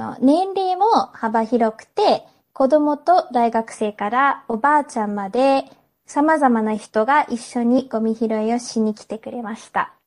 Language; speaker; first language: Japanese; non-native, fluent; English